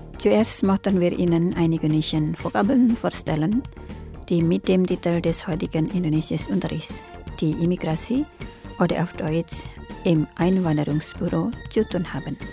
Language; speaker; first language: German; non-native, fluent; Indonesian